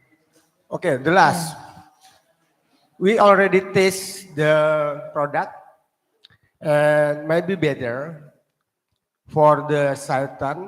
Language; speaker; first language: English; non-native, learner; Indonesian